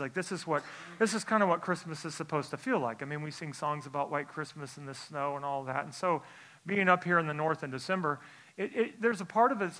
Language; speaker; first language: English; native; English